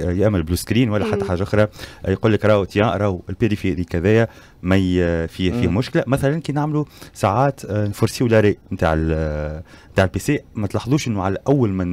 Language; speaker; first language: Arabic; native; Arabic